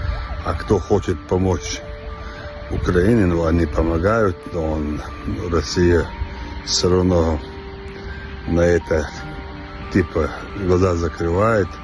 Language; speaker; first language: Russian; non-native, local second language; Chechen